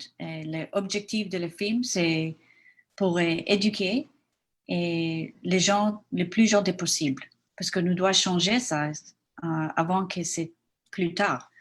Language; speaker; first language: French; non-native, learner; English